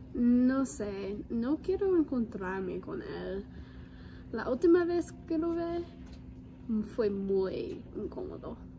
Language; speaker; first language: Spanish; non-native, learner; English